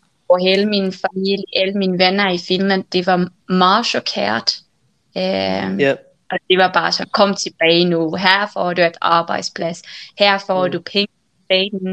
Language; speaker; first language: Danish; non-native, fluent; Finnish